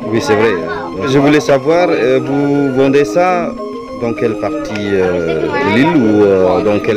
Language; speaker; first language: French; non-native, fluent; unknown